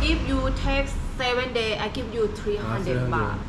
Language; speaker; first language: English; non-native, learner; Thai